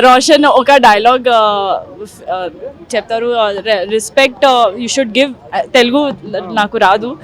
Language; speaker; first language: Telugu; non-native, learner; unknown